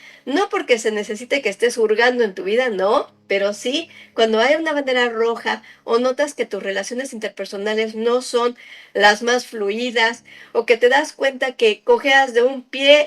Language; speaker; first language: Spanish; native; Spanish